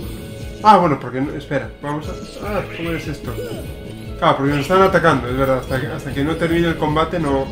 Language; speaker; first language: Spanish; native; Spanish